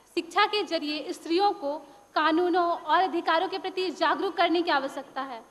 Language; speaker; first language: Hindi; native; Hindi